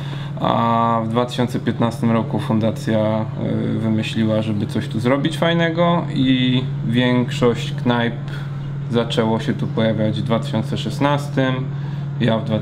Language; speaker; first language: Polish; native; Polish